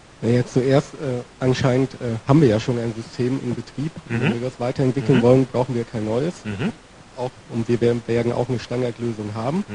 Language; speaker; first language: German; native; German